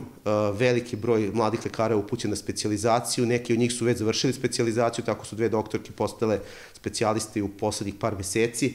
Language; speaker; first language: Serbian; native; Serbian